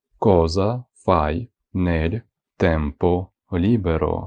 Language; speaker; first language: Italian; non-native, fluent; Ukrainian